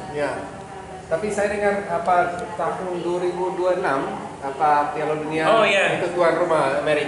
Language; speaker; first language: Indonesian; non-native, fluent; English